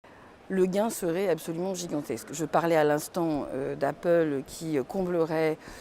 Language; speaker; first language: French; native; French